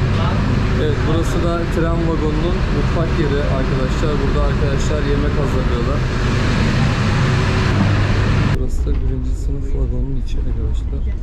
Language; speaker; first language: Turkish; native; Turkish